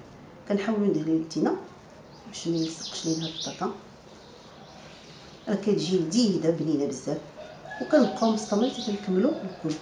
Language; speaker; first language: Arabic; native; Arabic